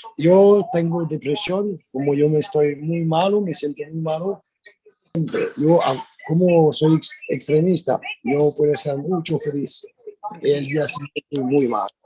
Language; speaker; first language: Spanish; non-native, learner; French